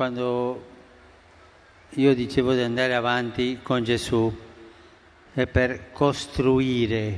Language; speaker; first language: Italian; non-native, fluent; Spanish